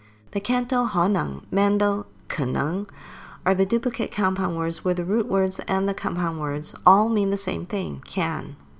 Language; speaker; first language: English; native; English